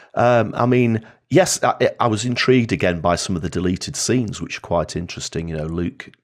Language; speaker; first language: English; native; English